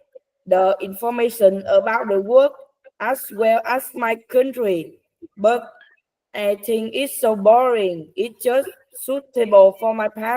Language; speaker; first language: English; non-native, learner; Vietnamese